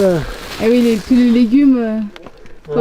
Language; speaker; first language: French; native; French